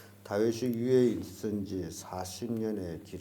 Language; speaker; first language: Korean; native; Korean